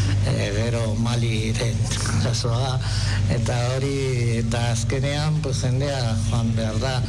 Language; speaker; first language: Basque; non-native, local second language; Spanish